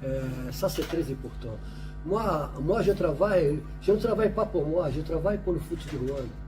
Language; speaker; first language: French; non-native, learner; Portuguese